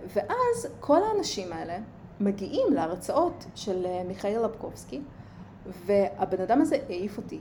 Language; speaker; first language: Hebrew; early bilingual, other home language; Russian